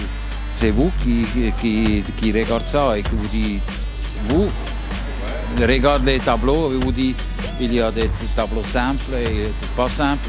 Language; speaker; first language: French; non-native, fluent; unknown